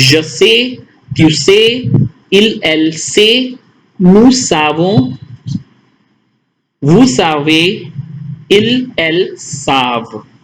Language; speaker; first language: French; non-native, fluent; Hindi